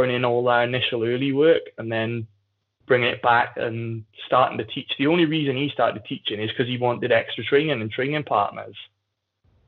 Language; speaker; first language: English; native; English